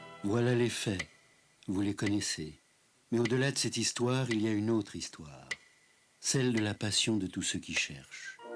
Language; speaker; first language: French; native; French